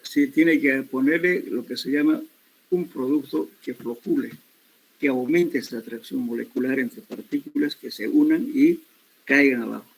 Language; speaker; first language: Spanish; native; Spanish